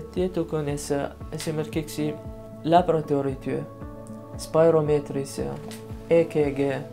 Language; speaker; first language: Finnish; non-native, fluent; Arabic